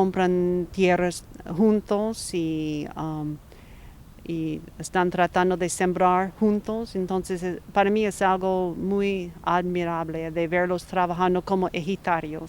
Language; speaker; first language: Spanish; non-native, fluent; English